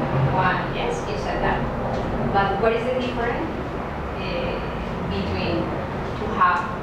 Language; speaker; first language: English; non-native, learner; Spanish